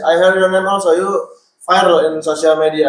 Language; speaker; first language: English; non-native, learner; Indonesian